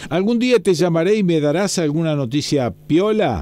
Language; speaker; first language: Spanish; native; Spanish